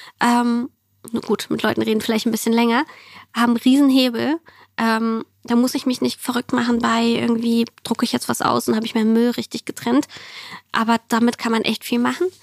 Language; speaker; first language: German; early bilingual, other home language; Russian